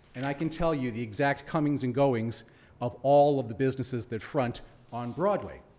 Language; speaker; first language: English; native; English